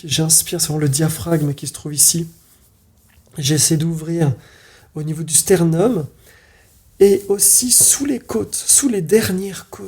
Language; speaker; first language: French; native; French